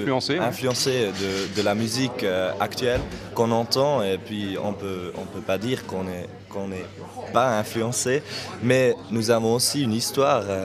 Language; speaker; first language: French; non-native, local second language; German